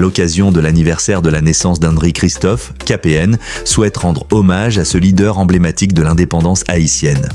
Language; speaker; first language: French; non-native, local second language; Haitian Creole